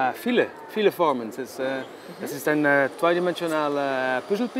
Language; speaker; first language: German; non-native, learner; Dutch